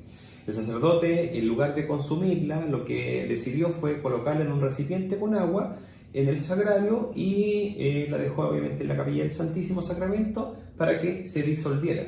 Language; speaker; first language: Spanish; native; Spanish